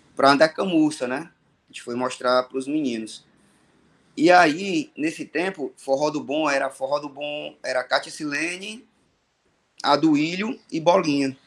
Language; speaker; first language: Portuguese; native; Portuguese